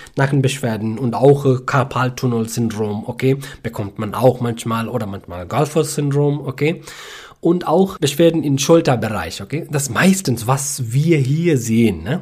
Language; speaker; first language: German; non-native, learner; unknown